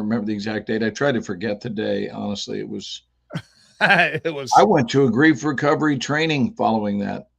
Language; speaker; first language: English; native; English